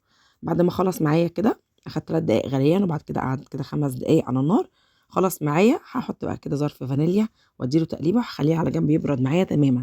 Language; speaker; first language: Arabic; native; Arabic